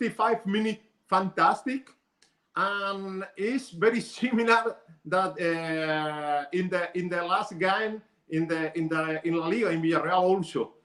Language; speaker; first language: English; non-native, learner; Spanish